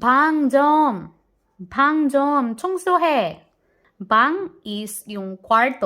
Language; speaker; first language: Korean; non-native, fluent; Filipino